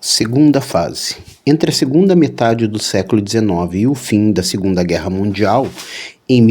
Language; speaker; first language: Portuguese; native; Portuguese